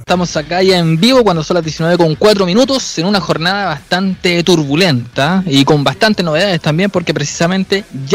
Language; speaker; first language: Spanish; native; Spanish